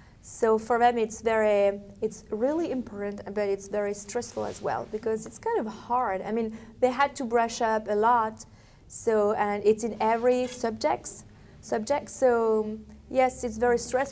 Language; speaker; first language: English; non-native, fluent; French